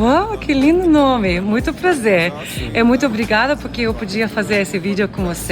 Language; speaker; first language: Portuguese; non-native, fluent; Slovenian